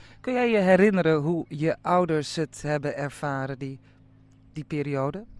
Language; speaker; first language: Dutch; native; Dutch